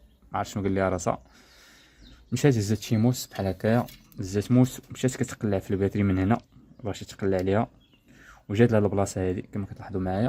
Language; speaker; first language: Arabic; native; Arabic